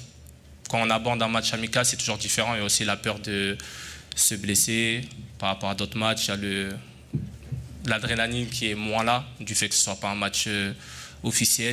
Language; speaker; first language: French; native; French